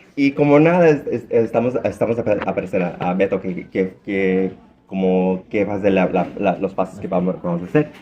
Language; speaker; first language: Spanish; early bilingual, heritage; Spanish